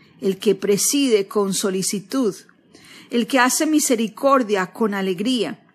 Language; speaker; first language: Spanish; native; Spanish